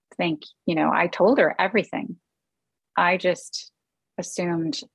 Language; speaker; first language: English; native; English